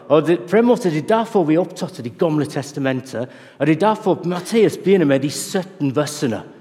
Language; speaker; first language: Norwegian; non-native, fluent; English